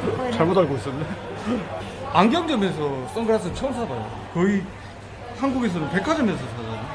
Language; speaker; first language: Korean; native; Korean